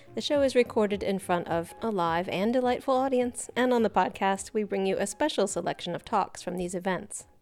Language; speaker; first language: English; native; English